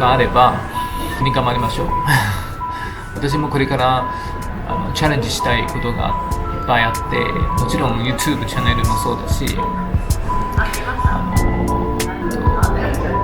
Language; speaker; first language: Japanese; non-native, fluent; Chinese